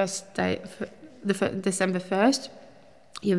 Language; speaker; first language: English; non-native, fluent; Norwegian